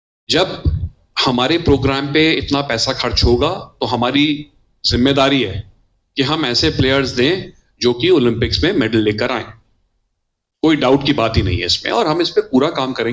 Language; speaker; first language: Hindi; native; Hindi